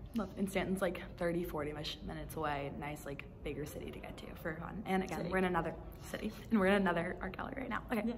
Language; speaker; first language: English; native; English